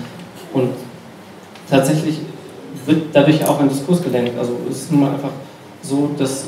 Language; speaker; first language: German; native; German